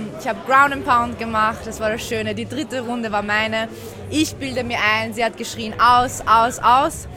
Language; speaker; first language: German; early bilingual, other home language; Persian